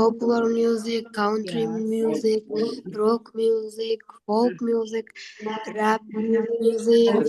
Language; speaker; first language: English; non-native, learner; Kazakh